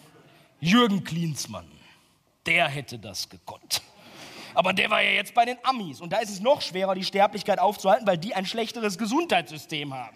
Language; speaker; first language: German; native; German